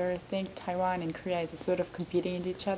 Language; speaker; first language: English; non-native, fluent; Korean